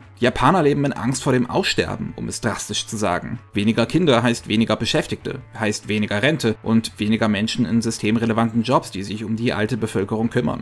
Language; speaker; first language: German; native; German